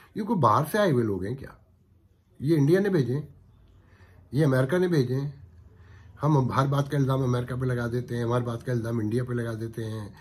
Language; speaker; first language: Urdu; native; Urdu